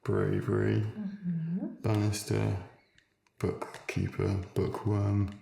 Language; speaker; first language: English; native; English